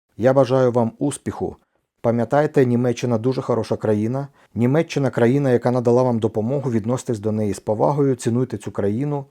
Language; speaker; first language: Ukrainian; non-native, local second language; Russian